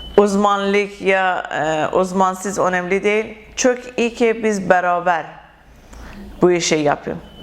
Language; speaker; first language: Turkish; non-native, learner; Persian